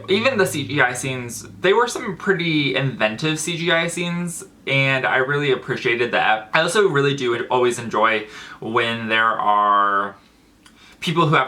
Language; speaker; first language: English; native; English